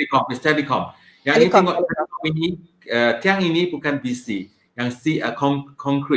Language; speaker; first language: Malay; non-native, local second language; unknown